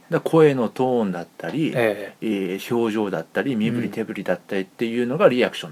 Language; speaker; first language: Japanese; native; Japanese